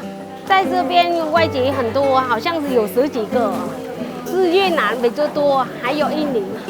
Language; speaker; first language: Chinese; non-native, fluent; Vietnamese